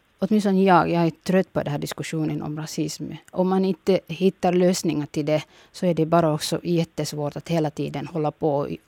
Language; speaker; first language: Swedish; early bilingual, other home language; Somali